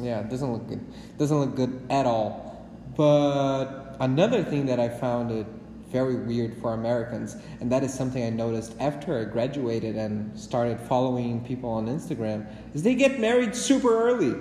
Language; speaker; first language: English; non-native, fluent; Portuguese